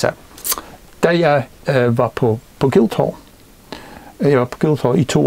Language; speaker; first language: Danish; non-native, fluent; English